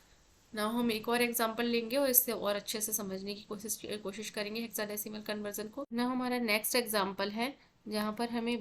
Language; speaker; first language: Hindi; native; Hindi